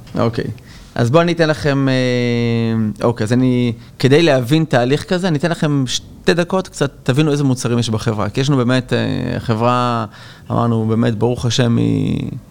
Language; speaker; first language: Hebrew; native; Hebrew